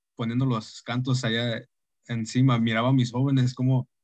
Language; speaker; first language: Spanish; early bilingual, heritage; Spanish